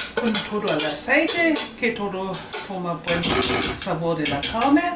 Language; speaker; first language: Spanish; non-native, fluent; Swedish